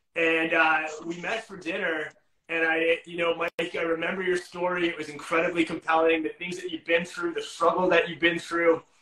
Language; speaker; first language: English; native; English